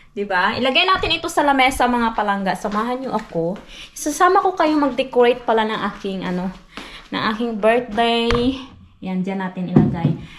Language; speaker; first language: Filipino; non-native, local second language; Hiligaynon